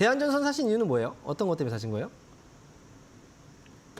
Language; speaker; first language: Korean; native; Korean